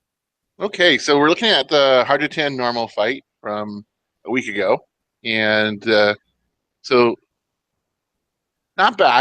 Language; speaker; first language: English; native; English